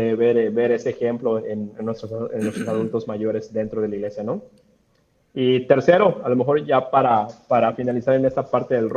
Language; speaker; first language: Spanish; native; Spanish